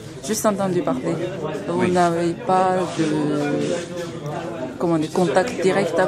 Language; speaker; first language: French; non-native, fluent; Uyghur